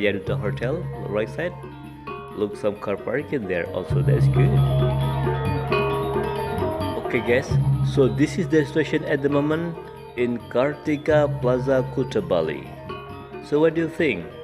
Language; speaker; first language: English; non-native, learner; Indonesian